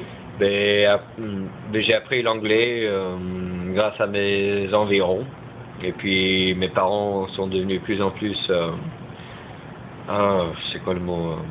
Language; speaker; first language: French; early bilingual, heritage; French